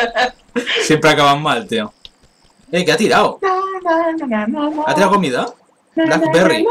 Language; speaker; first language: Spanish; native; Spanish